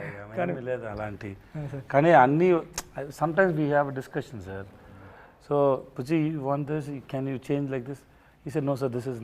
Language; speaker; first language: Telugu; non-native, learner; Tamil